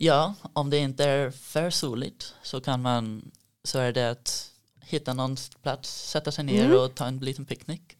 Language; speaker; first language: Swedish; early bilingual, heritage; Swedish